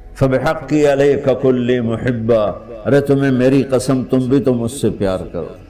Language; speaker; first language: Urdu; non-native, local second language; Punjabi